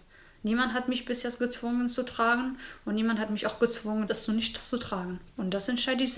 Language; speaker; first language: German; non-native, fluent; Persian